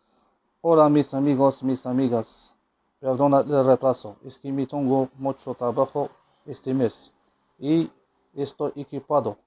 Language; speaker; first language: Spanish; non-native, learner; Arabic